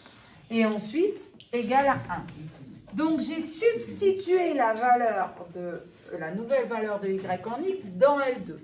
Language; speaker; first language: French; native; French